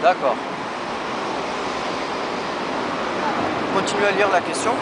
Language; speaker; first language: French; native; French